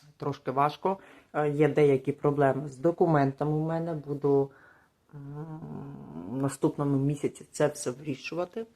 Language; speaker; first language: Ukrainian; non-native, local second language; Russian